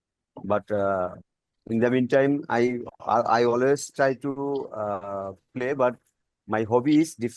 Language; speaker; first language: English; non-native, learner; Bangla